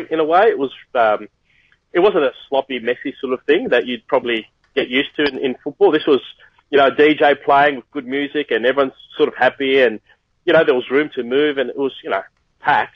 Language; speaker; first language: English; native; English